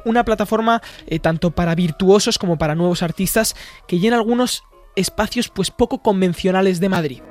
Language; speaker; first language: Spanish; native; Spanish